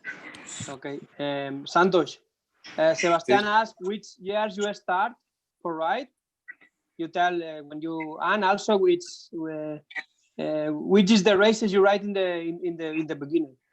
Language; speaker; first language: English; non-native, learner; Spanish